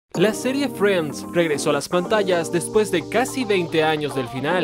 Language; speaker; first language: Spanish; native; Spanish